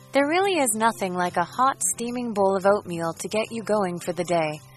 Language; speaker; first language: English; non-native, fluent; Portuguese